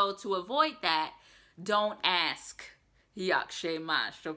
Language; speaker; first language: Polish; non-native, learner; English